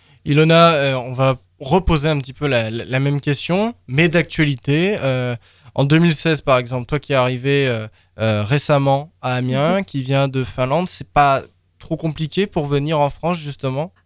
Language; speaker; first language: French; native; French